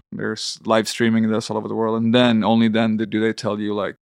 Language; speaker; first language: English; non-native, fluent; Swedish